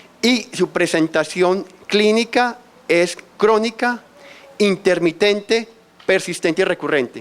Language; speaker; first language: Spanish; native; Spanish